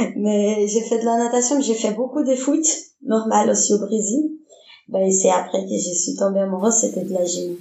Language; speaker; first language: French; non-native, fluent; Portuguese